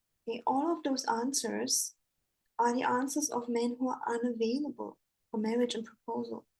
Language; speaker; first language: English; non-native, fluent; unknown